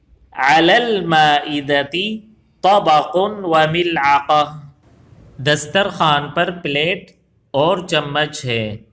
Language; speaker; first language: Urdu; native; Urdu